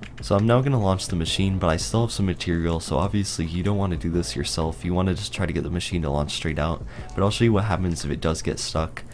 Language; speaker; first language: English; native; English